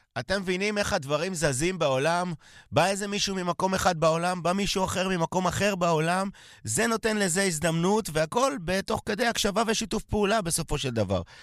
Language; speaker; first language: Hebrew; native; Hebrew